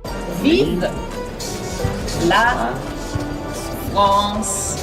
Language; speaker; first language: French; non-native, learner; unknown